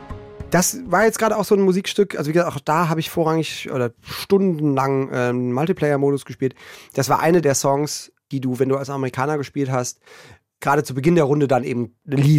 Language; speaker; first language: German; native; German